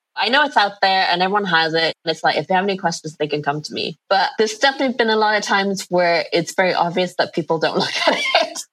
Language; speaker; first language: English; native; English